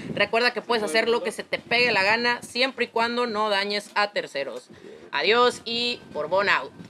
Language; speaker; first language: Spanish; native; Spanish